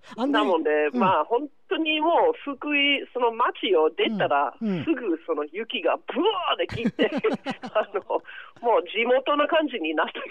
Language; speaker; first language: Japanese; non-native, fluent; English